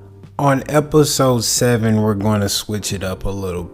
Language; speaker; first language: English; native; English